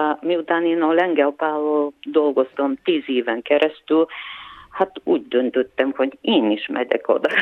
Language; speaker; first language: Hungarian; non-native, fluent; Bulgarian